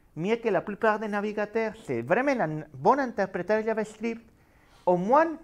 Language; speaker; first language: French; non-native, fluent; Spanish